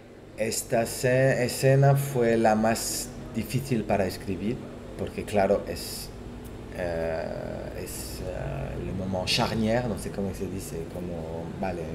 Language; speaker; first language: Spanish; non-native, fluent; Portuguese